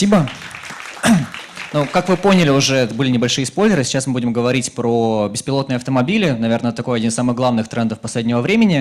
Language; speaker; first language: Russian; native; Russian